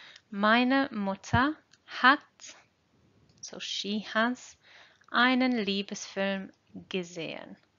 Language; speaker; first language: German; non-native, fluent; English